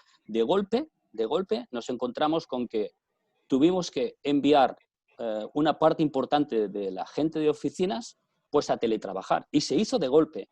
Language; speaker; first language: Spanish; native; Spanish